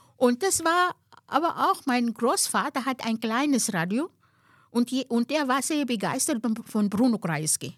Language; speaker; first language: German; non-native, fluent; Arabic